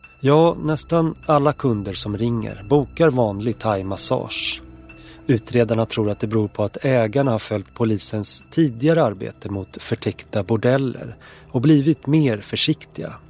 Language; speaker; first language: Swedish; native; Swedish